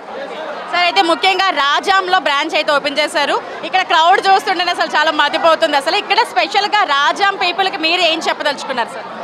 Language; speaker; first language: Telugu; native; Telugu